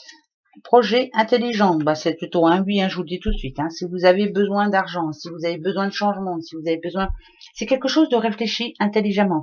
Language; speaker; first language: French; native; French